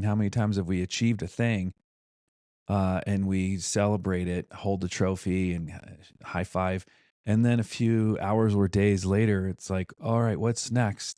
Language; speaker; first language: English; native; English